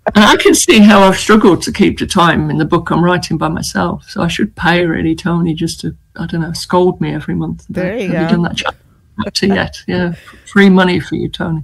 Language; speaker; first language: English; native; English